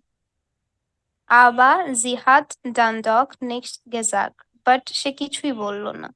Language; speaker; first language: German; non-native, learner; Bangla